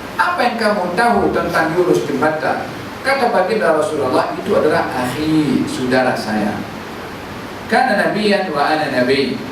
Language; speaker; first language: Malay; native; Malay